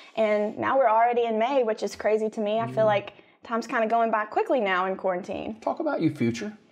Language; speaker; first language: English; native; English